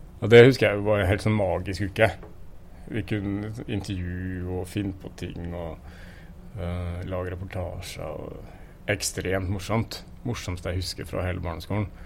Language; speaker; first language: Norwegian; native; Norwegian